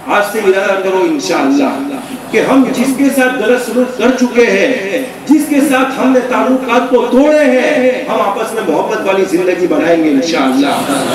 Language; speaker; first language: Hindi; non-native, local second language; Gujarati